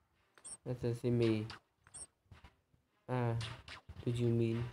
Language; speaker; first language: English; non-native, learner; Vietnamese